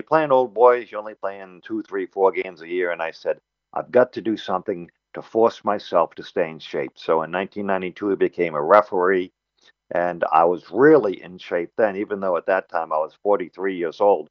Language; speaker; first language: English; native; English